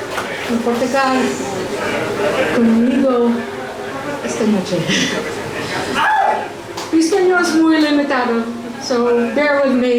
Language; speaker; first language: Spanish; non-native, learner; English